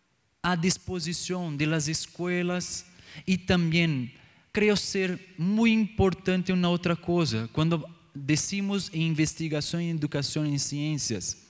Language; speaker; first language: Spanish; non-native, learner; Portuguese